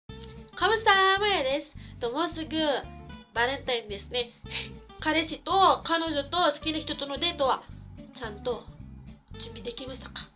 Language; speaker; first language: Japanese; non-native, fluent; Filipino